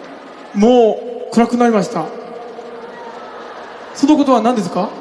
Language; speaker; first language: Japanese; non-native, fluent; Korean